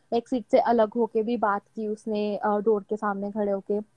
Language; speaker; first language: Hindi; native; Hindi